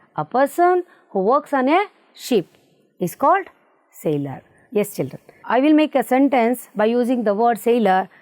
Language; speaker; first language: English; non-native, local second language; Kannada